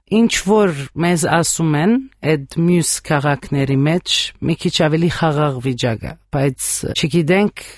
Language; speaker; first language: Armenian; early bilingual, heritage; Armenian